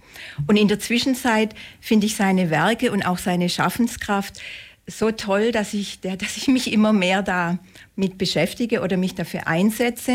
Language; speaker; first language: German; native; German